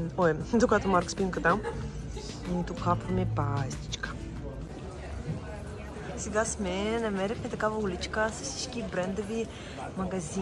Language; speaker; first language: Bulgarian; non-native, fluent; Russian